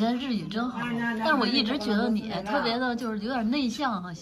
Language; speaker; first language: Chinese; native; Chinese